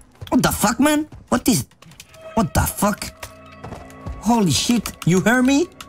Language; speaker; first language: English; non-native, learner; French